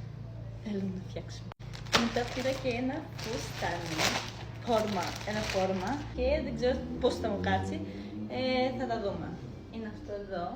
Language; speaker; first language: Greek; non-native, fluent; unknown